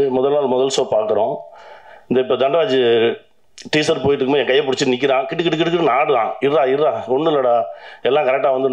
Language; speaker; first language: Tamil; native; Tamil